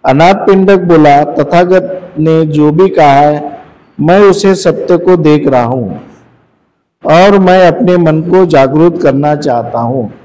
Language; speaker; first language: Hindi; non-native, local second language; Marathi